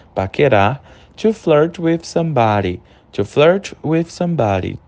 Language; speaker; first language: English; non-native, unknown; Portuguese